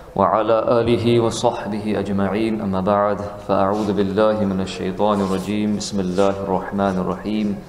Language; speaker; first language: Arabic; non-native, fluent; English